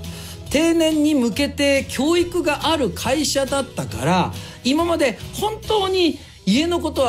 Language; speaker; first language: Japanese; native; Japanese